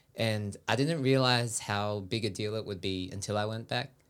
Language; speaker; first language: English; native; English